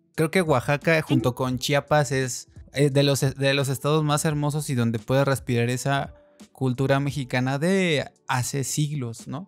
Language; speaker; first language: Spanish; native; Spanish